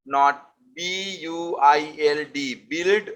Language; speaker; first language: English; non-native, local second language; Sinhala